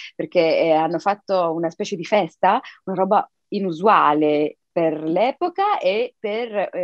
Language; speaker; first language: Italian; early bilingual, other home language; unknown